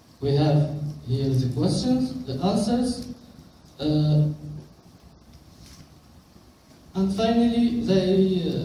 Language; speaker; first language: English; non-native, local second language; Arabic